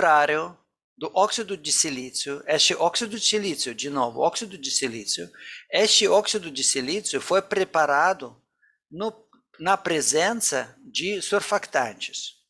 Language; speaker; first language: Portuguese; non-native, fluent; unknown